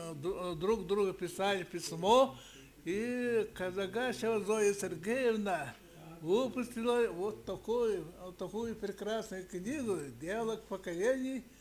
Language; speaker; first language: Russian; non-native, local second language; Yakut